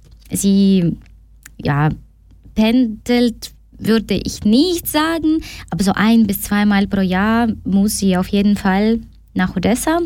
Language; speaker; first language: German; non-native, fluent; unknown